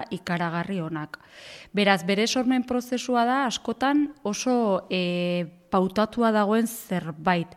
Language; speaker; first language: Basque; native; Basque